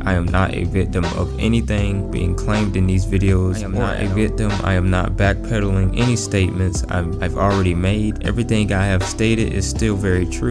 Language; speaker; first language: English; native; English